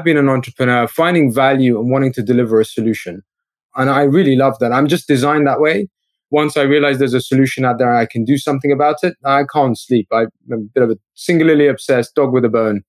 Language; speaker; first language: English; native; English